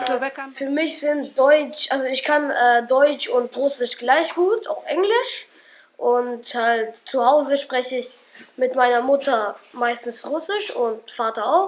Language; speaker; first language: German; early bilingual, other home language; Russian